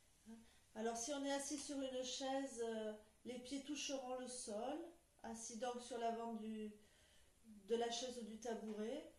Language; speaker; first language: French; native; French